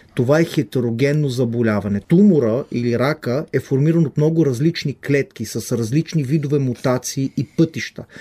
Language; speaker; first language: Bulgarian; non-native, fluent; Hebrew